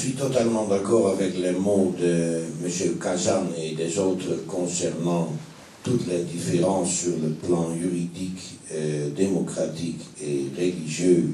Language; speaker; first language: French; non-native, fluent; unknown